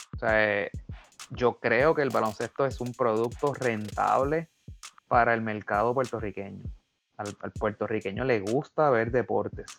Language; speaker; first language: Spanish; native; Spanish